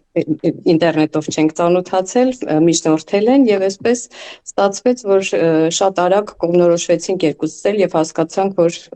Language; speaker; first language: Armenian; native; Armenian